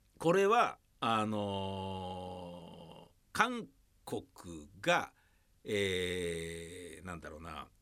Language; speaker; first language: Japanese; native; Japanese